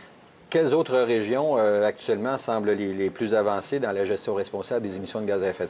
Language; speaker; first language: French; native; French